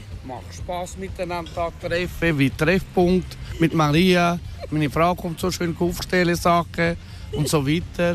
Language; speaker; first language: German; non-native, learner; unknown